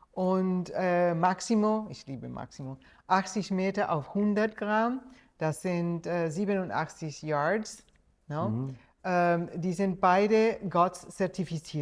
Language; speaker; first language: German; non-native, fluent; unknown